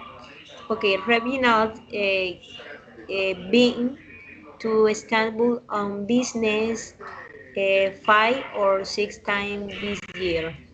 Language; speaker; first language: English; non-native, learner; Spanish